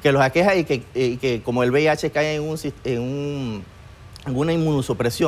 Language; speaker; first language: Spanish; native; Spanish